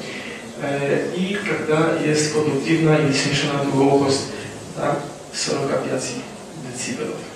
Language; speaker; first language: Russian; non-native, fluent; Polish